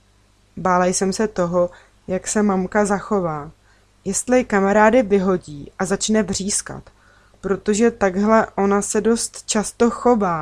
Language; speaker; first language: Czech; native; Czech